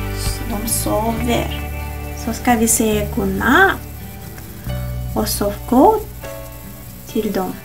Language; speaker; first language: Swedish; non-native, fluent; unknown